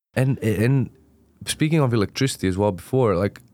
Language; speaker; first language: English; non-native, fluent; Greek